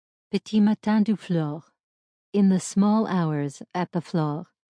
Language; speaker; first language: English; native; English